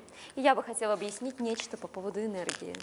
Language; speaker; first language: Russian; native; Russian